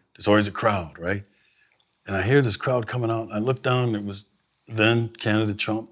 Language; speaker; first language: English; native; English